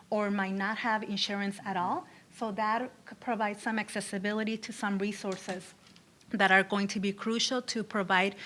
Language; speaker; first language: English; early bilingual, other home language; Spanish